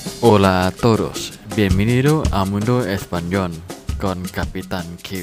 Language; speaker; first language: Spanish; non-native, learner; Thai